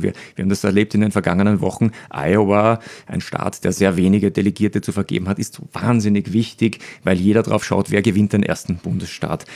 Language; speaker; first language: German; native; German